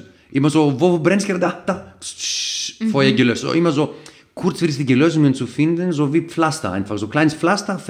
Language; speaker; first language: German; non-native, fluent; Greek